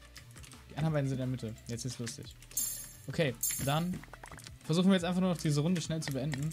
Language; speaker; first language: German; native; German